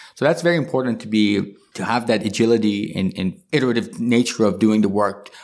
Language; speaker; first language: English; non-native, fluent; Persian